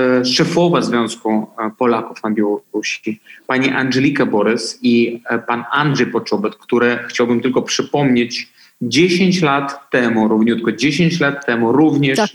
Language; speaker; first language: Polish; non-native, fluent; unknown